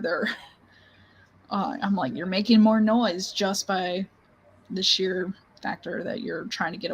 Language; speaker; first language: English; native; English